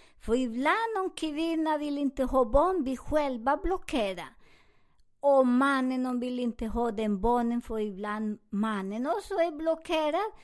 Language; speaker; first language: Swedish; non-native, learner; Spanish